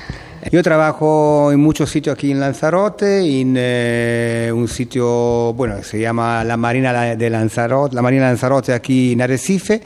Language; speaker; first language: Spanish; non-native, learner; Italian